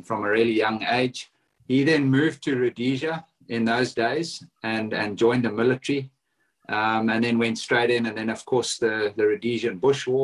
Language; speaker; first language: English; native; English